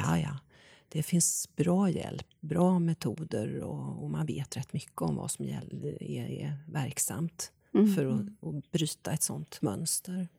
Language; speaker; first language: Swedish; native; Swedish